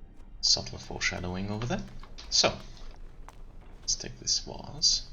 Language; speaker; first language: English; non-native, fluent; German